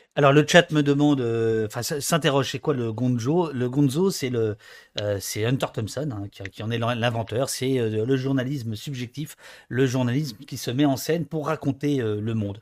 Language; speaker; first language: French; native; French